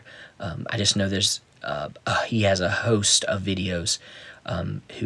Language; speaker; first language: English; native; English